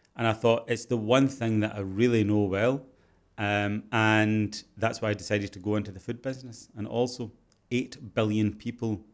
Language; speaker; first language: English; early bilingual, other home language; Urdu